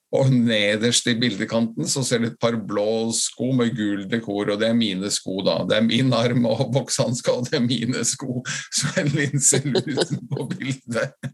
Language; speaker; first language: Norwegian; non-native, fluent; Latvian